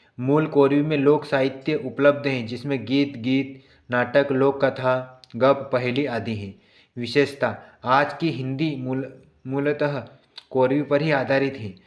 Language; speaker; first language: Hindi; native; Hindi